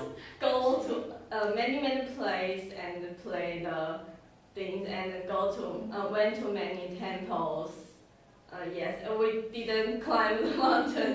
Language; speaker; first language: English; non-native, learner; Chinese